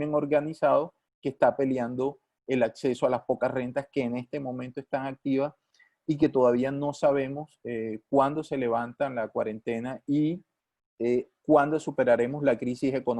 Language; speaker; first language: Spanish; native; Spanish